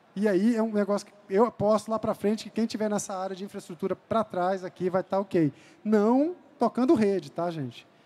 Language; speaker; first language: Portuguese; native; Portuguese